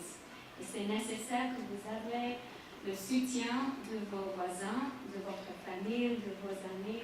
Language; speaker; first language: French; non-native, learner; English